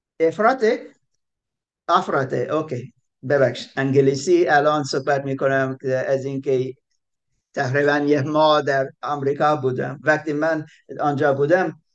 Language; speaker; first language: Persian; non-native, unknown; English